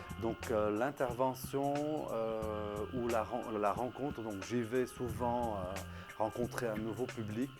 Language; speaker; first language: French; non-native, local second language; Arabic